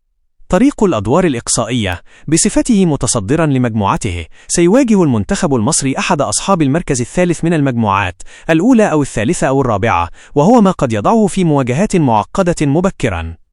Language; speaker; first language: Arabic; native; Arabic